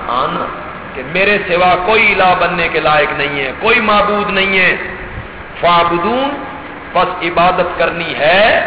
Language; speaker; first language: Urdu; non-native, local second language; Punjabi